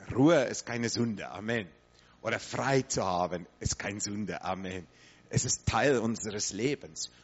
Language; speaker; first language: German; non-native, fluent; English